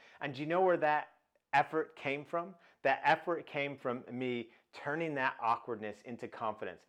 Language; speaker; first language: English; native; English